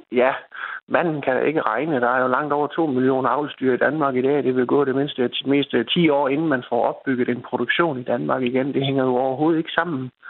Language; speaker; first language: Danish; native; Danish